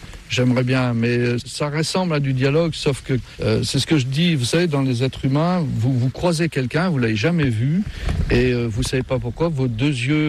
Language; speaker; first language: French; native; French